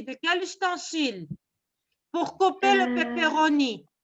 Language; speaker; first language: French; non-native, local second language; Arabic